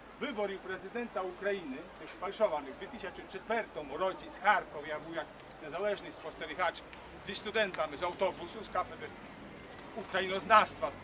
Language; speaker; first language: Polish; non-native, learner; Ukrainian